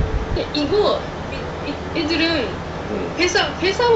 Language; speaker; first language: Korean; non-native, fluent; Japanese